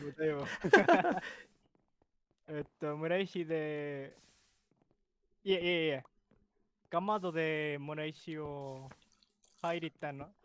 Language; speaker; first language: Japanese; non-native, learner; English